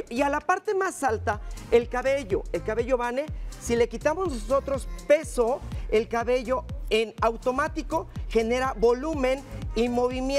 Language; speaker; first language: Spanish; native; Spanish